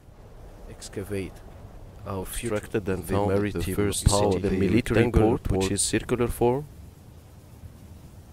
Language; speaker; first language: English; non-native, fluent; Arabic